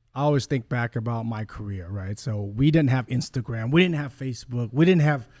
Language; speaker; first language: English; early bilingual, other home language; Vietnamese